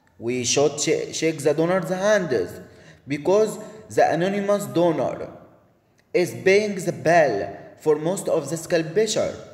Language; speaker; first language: English; non-native, learner; Arabic